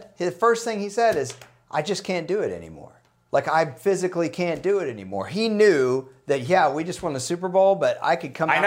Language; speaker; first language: English; native; English